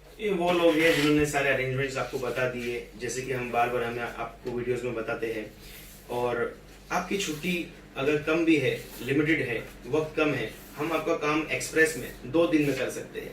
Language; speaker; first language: Hindi; native; Hindi